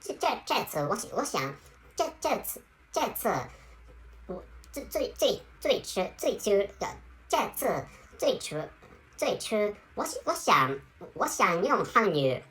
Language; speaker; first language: Chinese; non-native, learner; Japanese